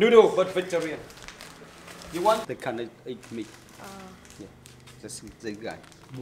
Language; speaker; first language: English; non-native, learner; Vietnamese